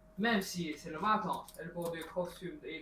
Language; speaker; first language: French; non-native, learner; Chinese